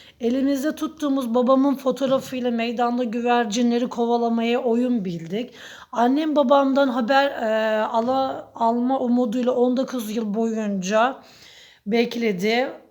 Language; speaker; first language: Turkish; native; Turkish